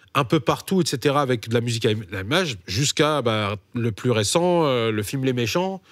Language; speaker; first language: French; native; French